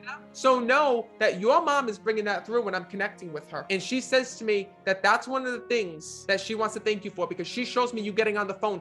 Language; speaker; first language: English; native; English